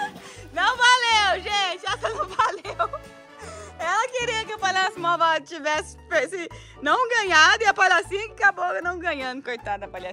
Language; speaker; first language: Portuguese; native; Portuguese